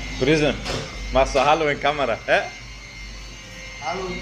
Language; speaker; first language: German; non-native, learner; Turkish